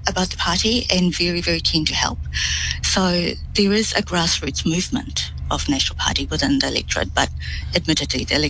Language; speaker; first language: English; native; English